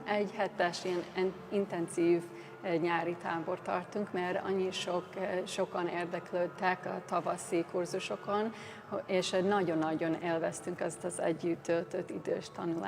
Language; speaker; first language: Hungarian; early bilingual, heritage; English